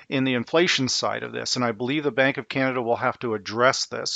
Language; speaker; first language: English; native; English